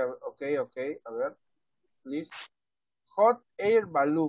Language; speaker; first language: English; non-native, learner; Spanish